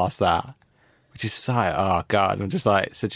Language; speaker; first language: English; native; English